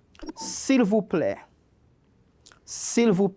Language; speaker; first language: French; non-native, fluent; Spanish